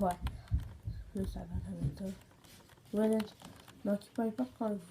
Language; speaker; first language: French; native; French